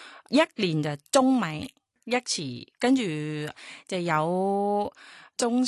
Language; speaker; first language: Cantonese; non-native, learner; Thai